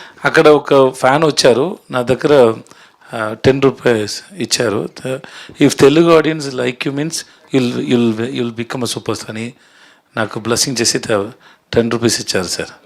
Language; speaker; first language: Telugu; non-native, learner; Tamil